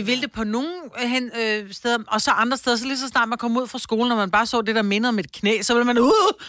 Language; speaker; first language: Danish; native; Danish